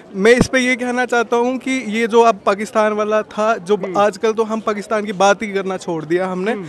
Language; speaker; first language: Hindi; native; Hindi